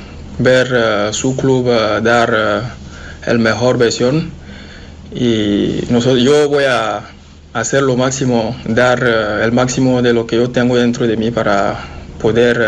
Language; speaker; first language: Spanish; non-native, fluent; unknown